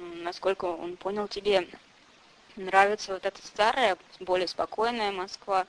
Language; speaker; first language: Russian; non-native, fluent; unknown